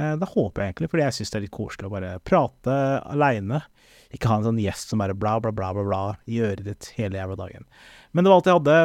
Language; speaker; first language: Norwegian; early bilingual, other home language; Somali